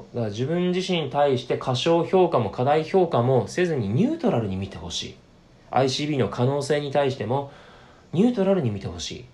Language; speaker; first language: Japanese; native; Japanese